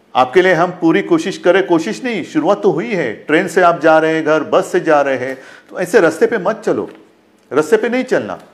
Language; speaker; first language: Hindi; non-native, local second language; Marathi